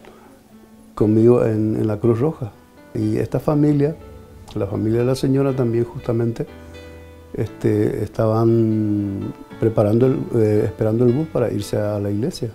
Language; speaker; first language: Spanish; native; Spanish